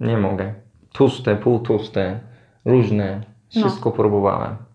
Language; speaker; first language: Polish; non-native, learner; Turkish